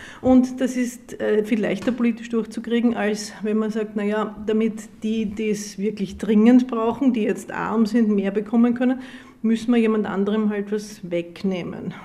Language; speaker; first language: German; native; German